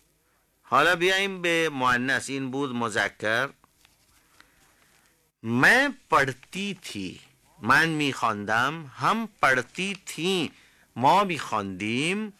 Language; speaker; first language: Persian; non-native, fluent; Urdu